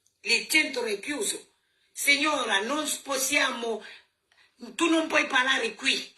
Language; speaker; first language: Italian; non-native, learner; French